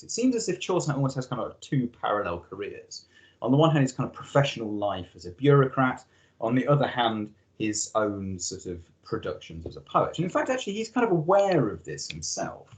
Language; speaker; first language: English; native; English